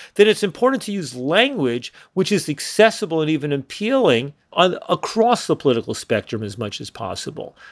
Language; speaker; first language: English; native; English